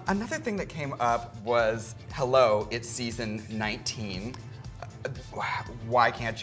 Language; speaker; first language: English; native; English